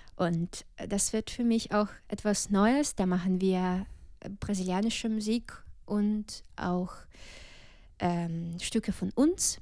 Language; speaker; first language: German; non-native, fluent; Ukrainian